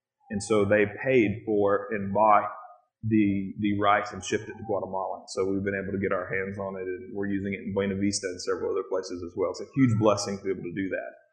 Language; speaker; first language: English; native; English